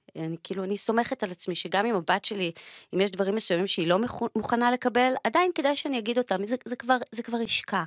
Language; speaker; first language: Hebrew; native; Hebrew